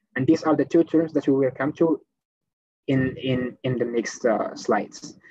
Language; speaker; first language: English; non-native, fluent; Arabic